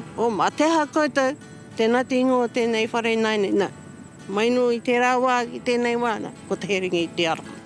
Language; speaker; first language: Māori; native; Māori